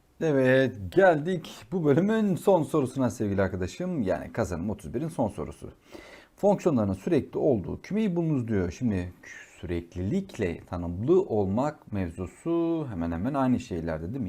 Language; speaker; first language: Turkish; native; Turkish